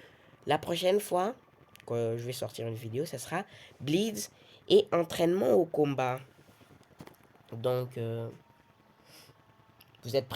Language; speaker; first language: French; native; French